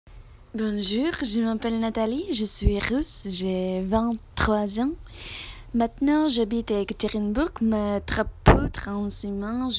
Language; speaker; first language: French; non-native, learner; Russian